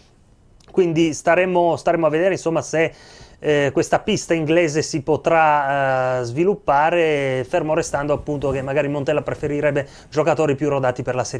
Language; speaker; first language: Italian; native; Italian